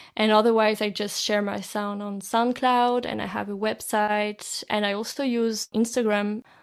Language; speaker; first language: English; non-native, fluent; French